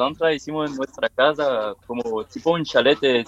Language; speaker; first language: Spanish; non-native, learner; French